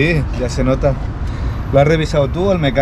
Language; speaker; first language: Spanish; native; Spanish